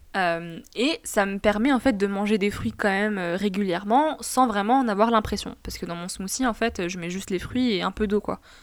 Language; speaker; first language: French; non-native, local second language; Arabic